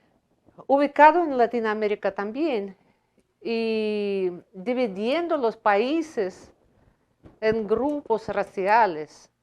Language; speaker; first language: Spanish; non-native, fluent; Russian